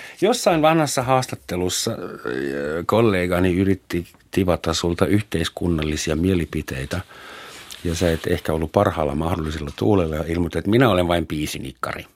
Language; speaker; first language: Finnish; non-native, fluent; German